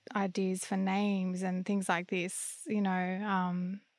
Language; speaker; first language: English; native; English